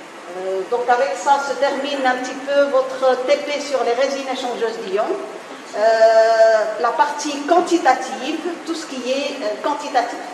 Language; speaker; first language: French; non-native, local second language; Arabic